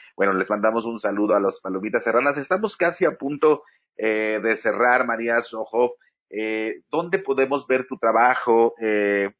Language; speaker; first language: Spanish; native; Spanish